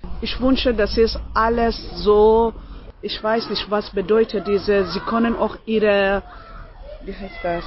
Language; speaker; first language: German; non-native, learner; Persian